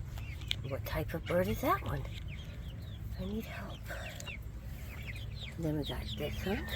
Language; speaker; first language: English; native; English